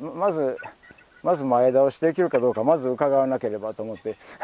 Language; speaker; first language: Japanese; native; Japanese